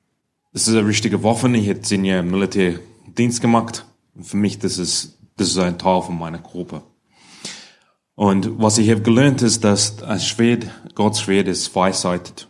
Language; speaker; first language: German; non-native, learner; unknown